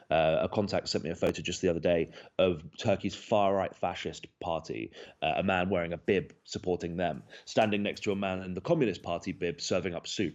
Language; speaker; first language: English; native; English